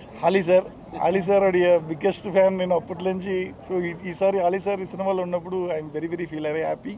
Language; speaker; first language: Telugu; non-native, learner; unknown